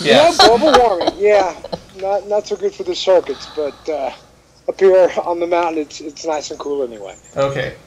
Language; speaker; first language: English; native; English